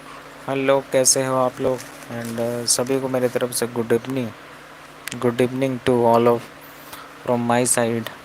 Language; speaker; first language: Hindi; non-native, local second language; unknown